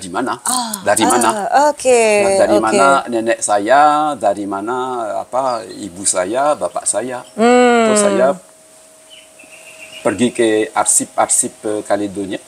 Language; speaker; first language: Indonesian; early bilingual, heritage; Javanese